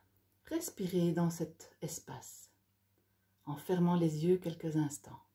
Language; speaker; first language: French; native; French